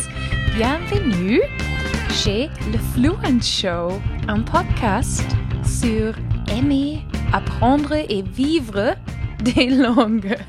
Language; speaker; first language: French; non-native, learner; German